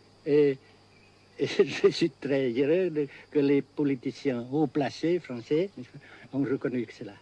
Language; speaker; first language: French; non-native, fluent; Vietnamese